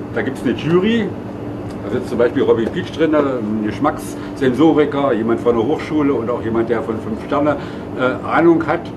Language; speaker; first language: German; native; German